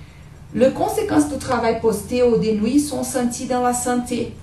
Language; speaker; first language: French; non-native, learner; Portuguese